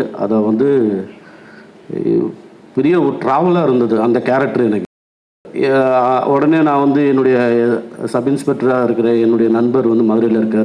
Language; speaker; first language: Tamil; native; Tamil